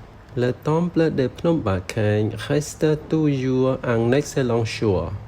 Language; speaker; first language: French; non-native, learner; Khmer